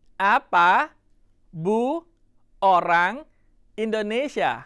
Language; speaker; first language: Indonesian; non-native, fluent; Thai